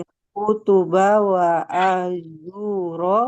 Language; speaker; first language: Arabic; non-native, learner; Indonesian